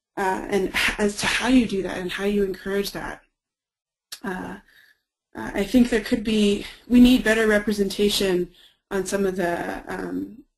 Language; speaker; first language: English; native; English